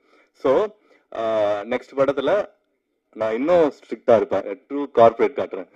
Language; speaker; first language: Tamil; native; Tamil